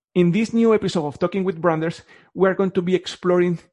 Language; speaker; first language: English; non-native, fluent; Spanish